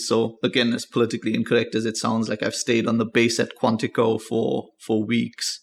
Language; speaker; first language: English; native; English